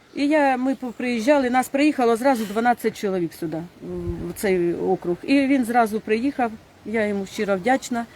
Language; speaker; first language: Ukrainian; native; Ukrainian